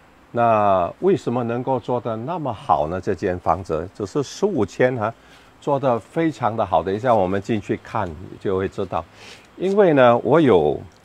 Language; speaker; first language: Chinese; native; Chinese